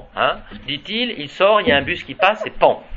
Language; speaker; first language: French; native; French